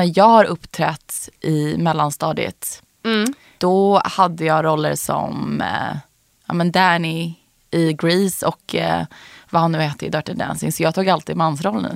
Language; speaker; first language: Swedish; native; Swedish